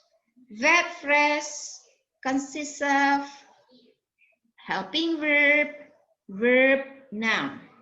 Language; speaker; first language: English; non-native, fluent; Indonesian